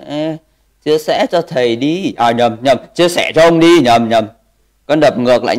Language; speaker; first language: Vietnamese; native; Vietnamese